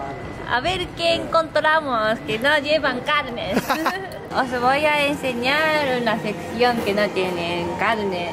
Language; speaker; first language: Spanish; non-native, learner; Japanese